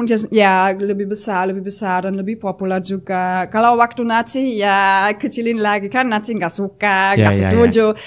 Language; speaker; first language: Indonesian; non-native, fluent; German